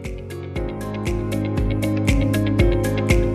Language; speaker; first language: English; non-native, fluent; Dutch